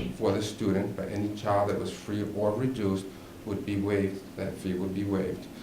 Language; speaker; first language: English; native; English